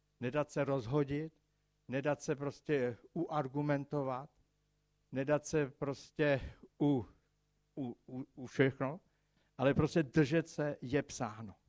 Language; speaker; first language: Czech; native; Czech